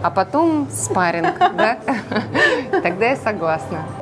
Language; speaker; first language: Russian; native; Russian